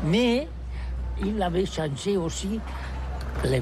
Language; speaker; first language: French; non-native, learner; Catalan